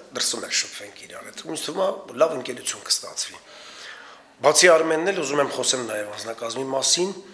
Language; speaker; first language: Armenian; non-native, local second language; Kurdish